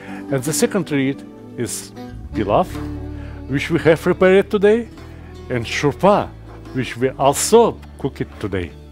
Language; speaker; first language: English; non-native, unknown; Russian